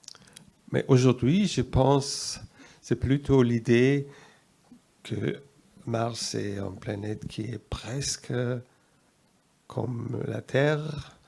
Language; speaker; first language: French; non-native, fluent; German